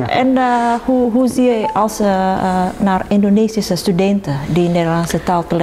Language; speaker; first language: Dutch; non-native, learner; Indonesian